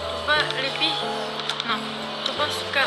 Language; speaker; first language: Indonesian; non-native, learner; Turkish